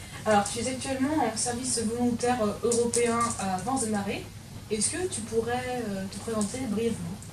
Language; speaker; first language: French; native; French